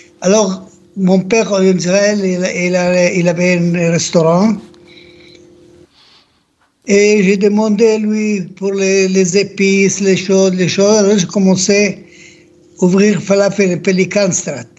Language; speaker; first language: French; non-native, learner; Hebrew